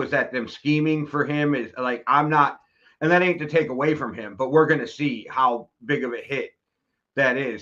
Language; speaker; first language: English; native; English